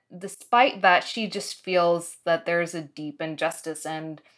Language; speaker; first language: English; early bilingual, other home language; Arabic